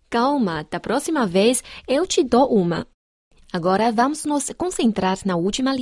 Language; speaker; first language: Portuguese; non-native, fluent; Chinese